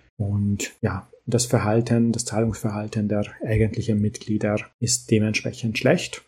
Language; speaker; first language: German; early bilingual, other home language; Hungarian